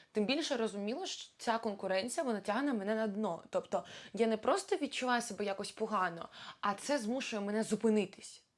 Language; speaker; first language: Ukrainian; non-native, local second language; Russian